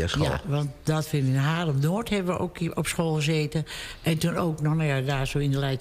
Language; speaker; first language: Dutch; native; Dutch